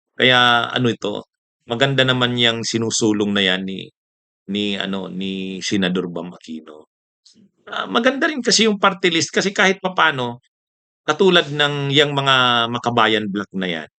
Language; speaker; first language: Filipino; non-native, local second language; Bikol